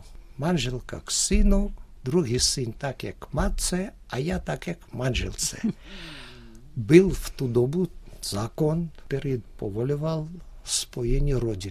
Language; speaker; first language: Czech; early bilingual, heritage; Czech